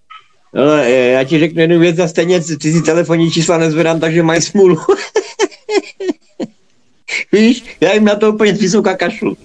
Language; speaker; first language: Czech; native; Czech